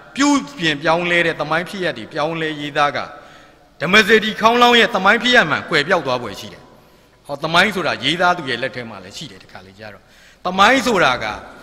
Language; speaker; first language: Burmese; non-native, local second language; Mon